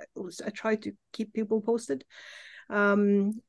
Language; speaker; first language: English; non-native, fluent; Norwegian